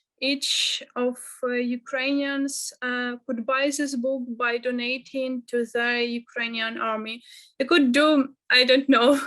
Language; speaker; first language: English; non-native, fluent; Ukrainian